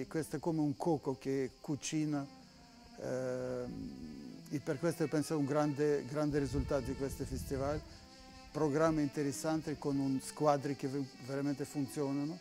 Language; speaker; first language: Italian; non-native, fluent; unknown